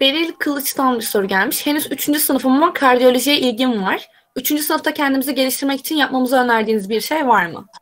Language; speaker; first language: Turkish; native; Turkish